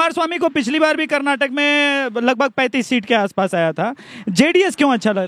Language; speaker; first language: Hindi; native; Hindi